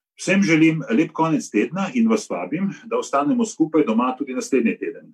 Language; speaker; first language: Slovenian; native; Slovenian